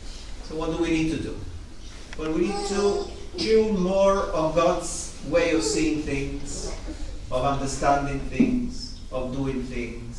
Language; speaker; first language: English; non-native, fluent; Italian